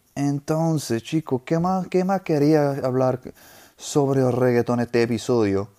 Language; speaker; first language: Spanish; non-native, fluent; English